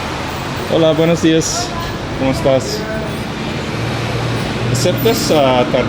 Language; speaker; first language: Spanish; non-native, learner; English